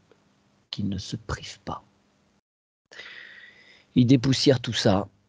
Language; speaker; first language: French; native; French